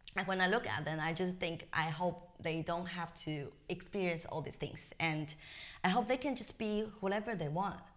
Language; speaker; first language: English; non-native, fluent; Chinese